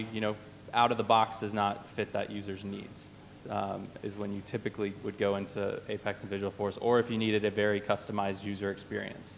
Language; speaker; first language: English; native; English